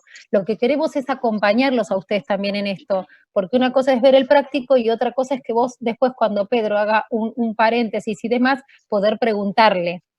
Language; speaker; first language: Spanish; native; Spanish